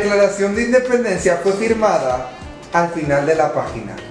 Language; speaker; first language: Spanish; native; Spanish